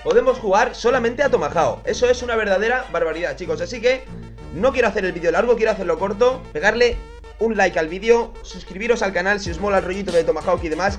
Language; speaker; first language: Spanish; native; Spanish